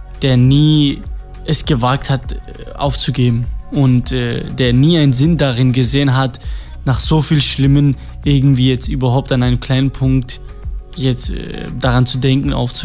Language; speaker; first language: German; non-native, fluent; Kurdish